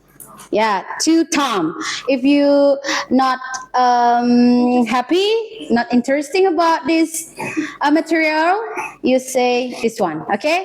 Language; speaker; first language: English; non-native, learner; Indonesian